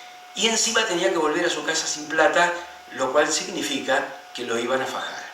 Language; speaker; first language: Spanish; native; Spanish